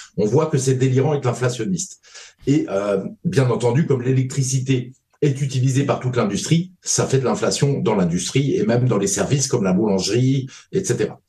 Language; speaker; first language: French; native; French